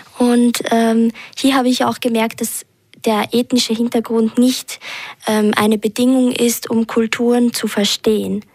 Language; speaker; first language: German; early bilingual, other home language; Albanian